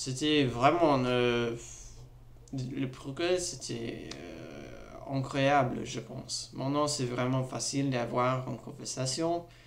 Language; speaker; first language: French; non-native, learner; English